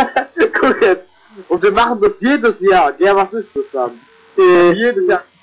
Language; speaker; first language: German; non-native, local second language; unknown